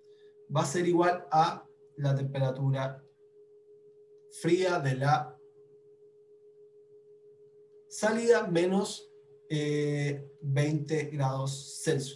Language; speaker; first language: Spanish; native; Spanish